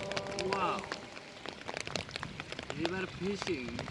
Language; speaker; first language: English; non-native, learner; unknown